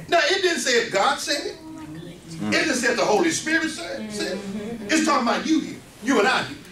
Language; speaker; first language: English; native; English